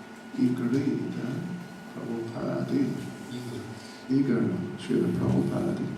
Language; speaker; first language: Russian; non-native, learner; English